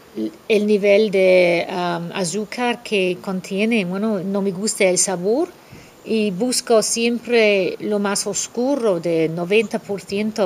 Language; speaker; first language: Spanish; non-native, fluent; English